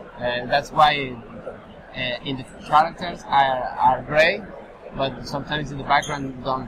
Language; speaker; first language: English; non-native, learner; Spanish